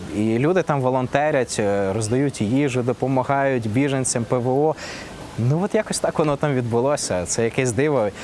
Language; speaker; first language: Ukrainian; non-native, local second language; Russian